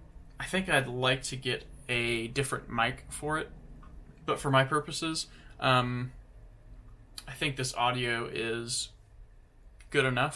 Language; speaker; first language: English; native; English